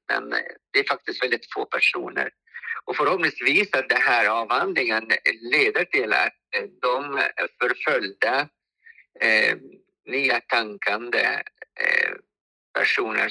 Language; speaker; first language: Swedish; non-native, fluent; Arabic